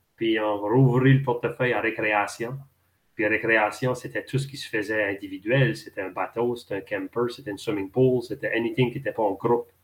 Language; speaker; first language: French; native; French